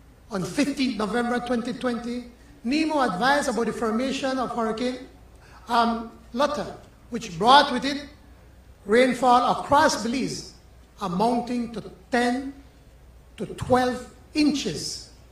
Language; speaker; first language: English; native; English